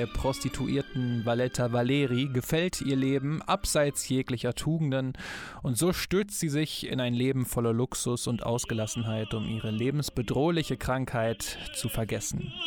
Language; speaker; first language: German; native; German